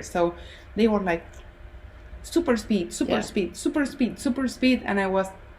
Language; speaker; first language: English; non-native, fluent; Spanish